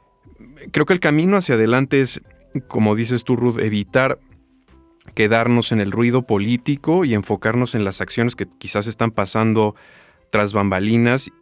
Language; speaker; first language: Spanish; native; Spanish